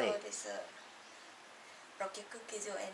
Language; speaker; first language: Japanese; non-native, learner; Vietnamese